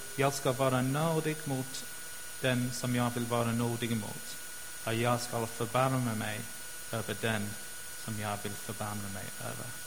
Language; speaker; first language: Swedish; non-native, fluent; English